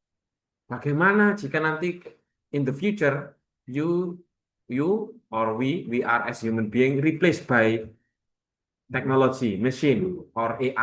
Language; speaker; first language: English; non-native, learner; Indonesian